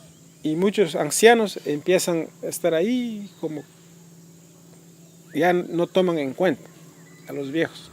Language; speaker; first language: Spanish; non-native, local second language; Quechua